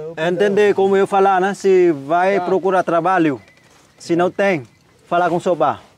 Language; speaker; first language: Portuguese; non-native, learner; Vietnamese